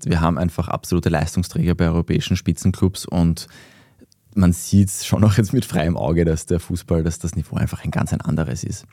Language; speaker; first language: German; native; German